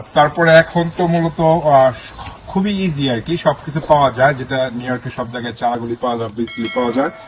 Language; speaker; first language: Bangla; native; Bangla